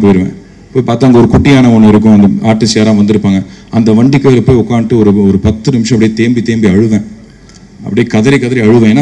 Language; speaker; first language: Tamil; native; Tamil